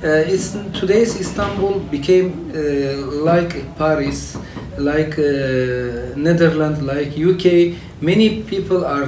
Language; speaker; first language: English; non-native, fluent; Turkish